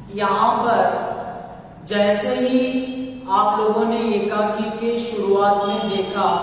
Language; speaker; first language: Hindi; non-native, local second language; Kannada